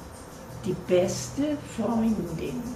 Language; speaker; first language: German; non-native, fluent; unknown